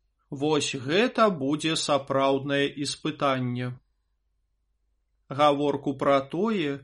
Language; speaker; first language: Belarusian; native; Belarusian